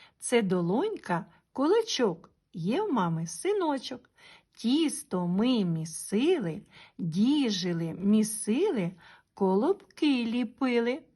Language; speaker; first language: Ukrainian; native; Ukrainian